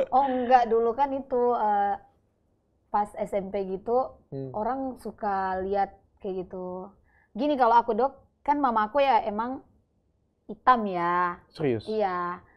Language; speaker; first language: Indonesian; native; Indonesian